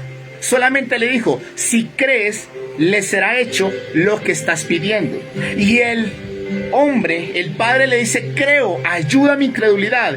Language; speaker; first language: Spanish; native; Spanish